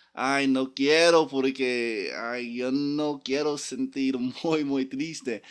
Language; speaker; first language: Spanish; non-native, learner; English